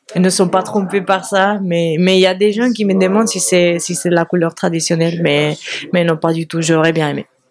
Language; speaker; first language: French; non-native, fluent; Spanish